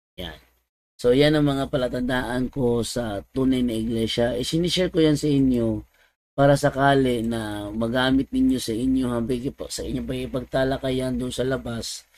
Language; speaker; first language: Filipino; non-native, local second language; Cebuano